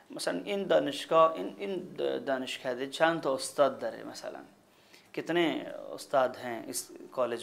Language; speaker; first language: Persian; non-native, fluent; Urdu